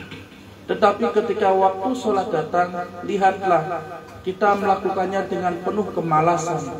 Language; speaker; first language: Indonesian; native; Indonesian